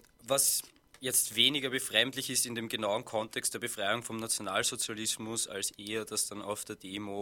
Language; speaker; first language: German; native; German